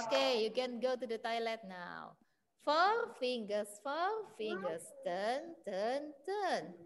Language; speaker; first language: English; non-native, fluent; Indonesian